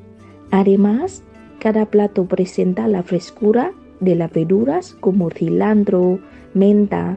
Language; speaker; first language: Spanish; non-native, fluent; Vietnamese